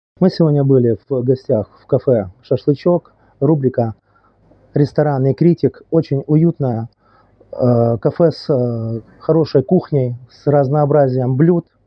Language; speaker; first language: Russian; native; Russian